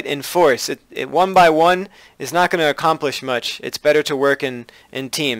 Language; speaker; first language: English; native; English